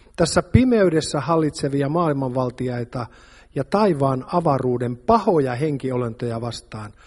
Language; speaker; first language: Finnish; native; Finnish